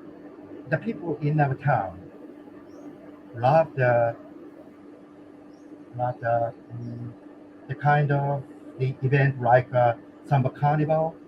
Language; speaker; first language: English; non-native, learner; Japanese